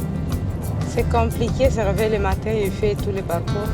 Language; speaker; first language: French; non-native, local second language; Swahili